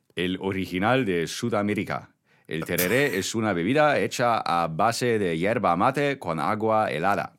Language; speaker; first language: Spanish; non-native, learner; German